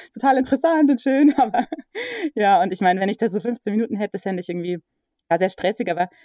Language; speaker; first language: German; early bilingual, other home language; English